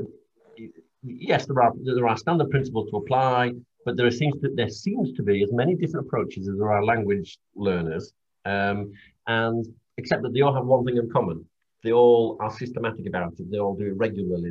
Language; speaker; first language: English; native; English